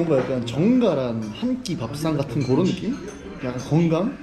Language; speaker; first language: Korean; native; Korean